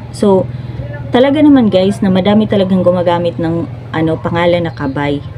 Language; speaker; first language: Filipino; non-native, local second language; Cebuano